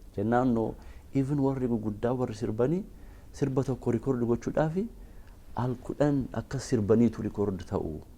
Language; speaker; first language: Oromo; non-native, local second language; Amharic